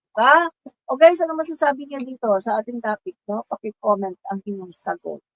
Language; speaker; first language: Filipino; non-native, local second language; Cebuano